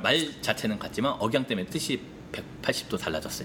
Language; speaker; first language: Korean; native; Korean